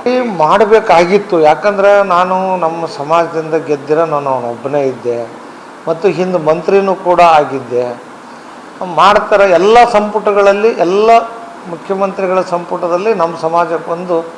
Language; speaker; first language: Kannada; non-native, local second language; Lambadi